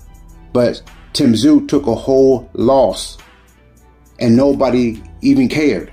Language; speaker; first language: English; native; English